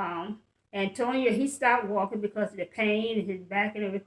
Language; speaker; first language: English; native; English